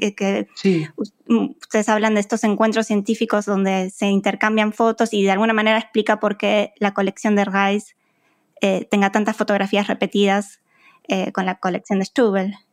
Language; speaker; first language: Spanish; native; Spanish